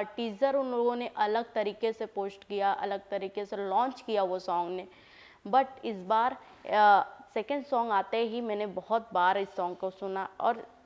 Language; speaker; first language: Hindi; native; Hindi